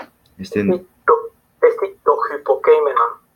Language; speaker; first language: Greek; non-native, fluent; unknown